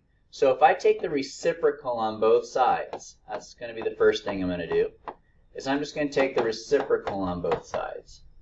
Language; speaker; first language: English; native; English